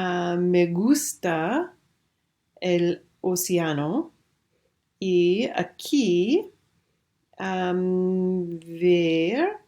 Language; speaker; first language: Spanish; non-native, learner; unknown